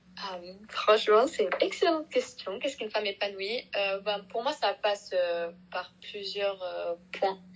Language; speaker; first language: French; native; French